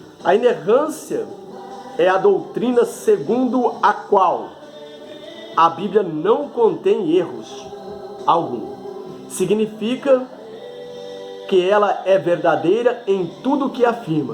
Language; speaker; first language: Portuguese; native; Portuguese